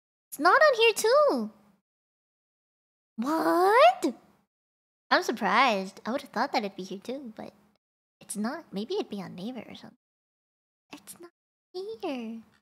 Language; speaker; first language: English; native; English